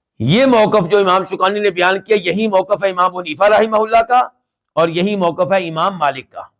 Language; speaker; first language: Urdu; non-native, local second language; Punjabi